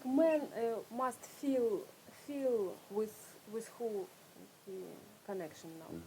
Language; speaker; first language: English; non-native, learner; Russian